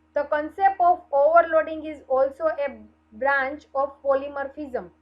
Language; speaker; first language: English; non-native, local second language; Gujarati